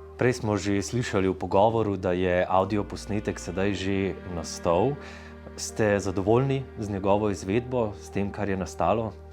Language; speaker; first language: Slovenian; native; Slovenian